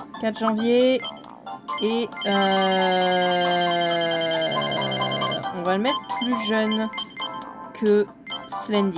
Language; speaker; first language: French; native; French